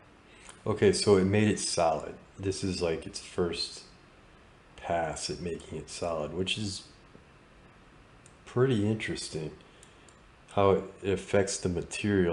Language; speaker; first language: English; native; English